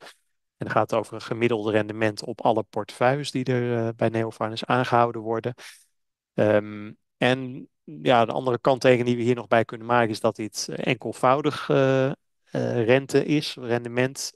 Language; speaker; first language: Dutch; native; Dutch